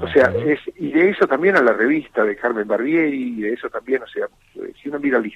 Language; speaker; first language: Spanish; native; Spanish